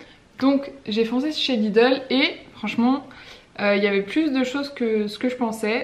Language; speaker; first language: French; native; French